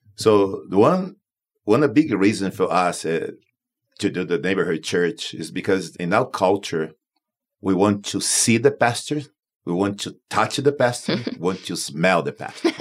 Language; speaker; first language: English; non-native, learner; Portuguese